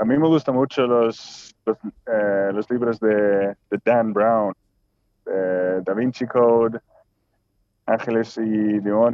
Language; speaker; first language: Spanish; non-native, fluent; Swedish